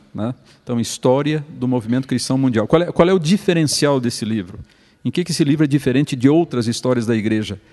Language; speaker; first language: Portuguese; native; Portuguese